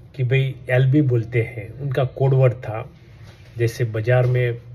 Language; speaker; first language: Hindi; non-native, local second language; Gujarati